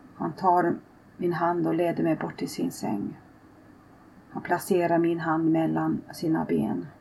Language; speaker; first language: Swedish; early bilingual, other home language; Finnish